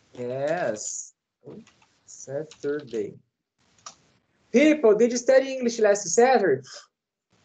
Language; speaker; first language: English; non-native, learner; Portuguese